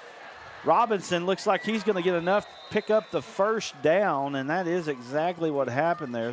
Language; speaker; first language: English; native; English